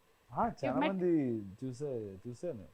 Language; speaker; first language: Telugu; non-native, learner; Kannada